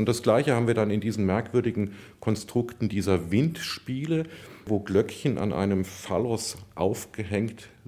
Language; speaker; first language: German; native; German